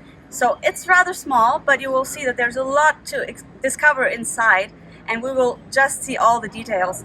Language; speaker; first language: English; non-native, fluent; German